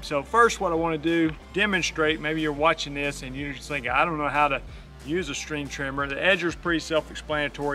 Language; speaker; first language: English; native; English